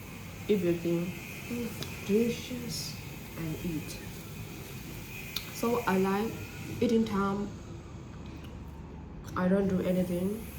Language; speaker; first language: English; non-native, learner; Burmese